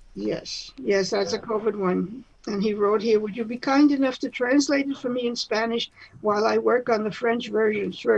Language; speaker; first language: English; early bilingual, other home language; Spanish